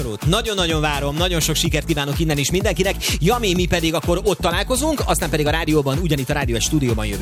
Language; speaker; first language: Hungarian; native; Hungarian